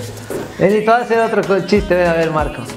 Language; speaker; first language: Spanish; native; Spanish